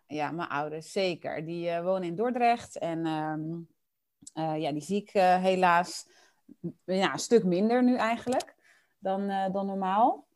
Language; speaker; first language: Dutch; early bilingual, other home language; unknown